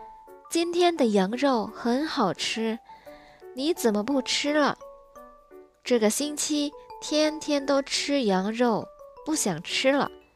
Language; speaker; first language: Chinese; non-native, fluent; Indonesian